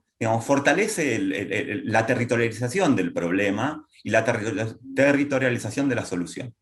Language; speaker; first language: Spanish; native; Spanish